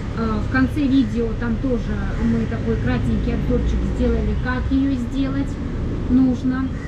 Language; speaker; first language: Russian; native; Russian